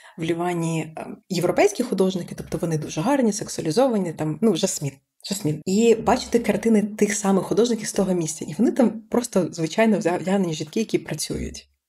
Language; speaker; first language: Ukrainian; early bilingual, other home language; Persian